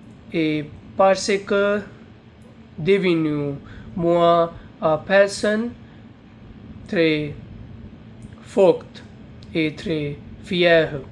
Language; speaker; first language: French; non-native, learner; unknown